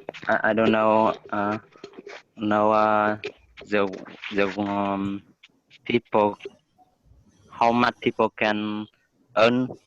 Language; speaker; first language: English; non-native, learner; Vietnamese